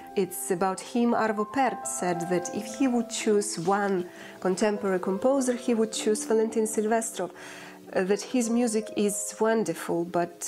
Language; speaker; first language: English; non-native, fluent; Ukrainian